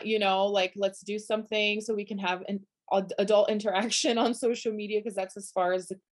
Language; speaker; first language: English; non-native, fluent; Portuguese